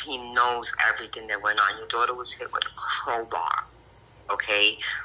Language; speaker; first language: English; early bilingual, other home language; Spanish